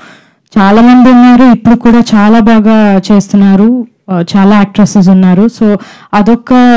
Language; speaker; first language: Telugu; non-native, fluent; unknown